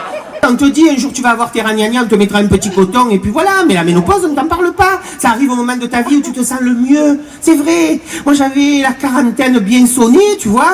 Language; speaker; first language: French; native; French